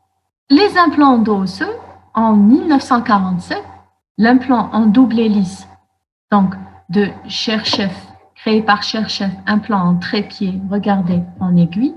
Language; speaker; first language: French; non-native, local second language; Arabic